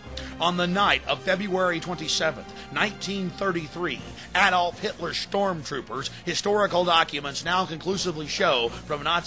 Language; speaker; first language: English; native; English